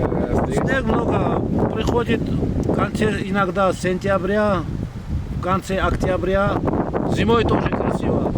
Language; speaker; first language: Russian; non-native, fluent; Georgian